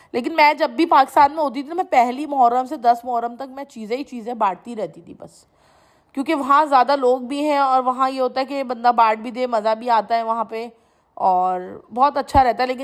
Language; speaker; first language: Urdu; native; Urdu